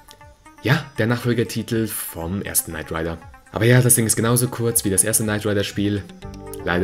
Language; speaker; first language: German; native; German